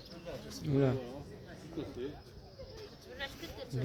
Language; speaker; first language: French; native; French